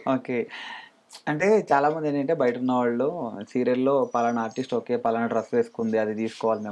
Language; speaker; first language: Telugu; native; Telugu